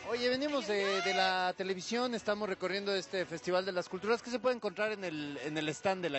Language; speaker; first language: Spanish; native; Spanish